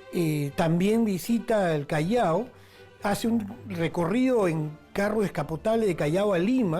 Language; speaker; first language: Spanish; native; Spanish